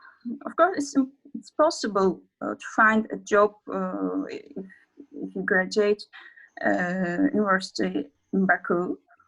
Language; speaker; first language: English; non-native, learner; Azerbaijani